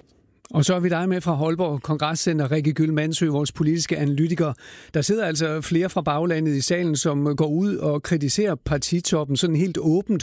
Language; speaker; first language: Danish; native; Danish